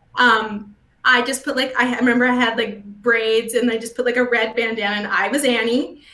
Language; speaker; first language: English; native; English